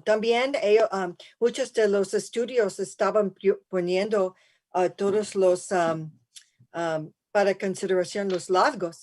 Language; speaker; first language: Spanish; early bilingual, heritage; English